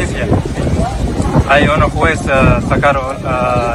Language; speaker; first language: Spanish; non-native, learner; Arabic